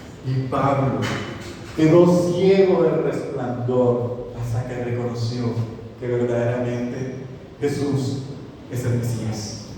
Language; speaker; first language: Spanish; native; Spanish